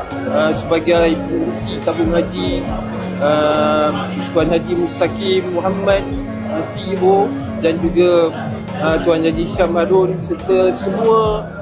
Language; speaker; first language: Malay; native; Malay